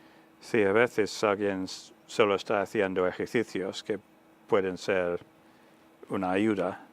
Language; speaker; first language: Spanish; non-native, fluent; English